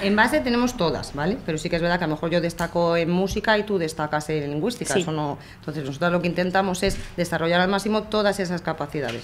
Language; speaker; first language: Spanish; native; Spanish